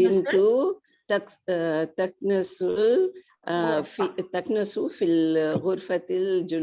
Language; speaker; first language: Arabic; non-native, learner; Urdu